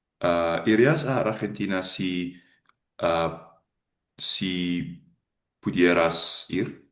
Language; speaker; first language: Spanish; non-native, learner; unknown